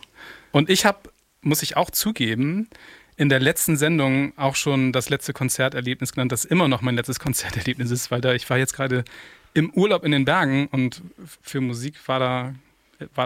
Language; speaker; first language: German; native; German